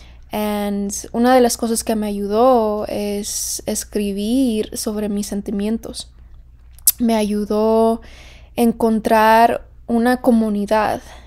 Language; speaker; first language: Spanish; early bilingual, heritage; Spanish